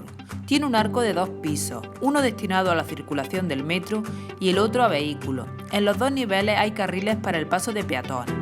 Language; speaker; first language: Spanish; native; Spanish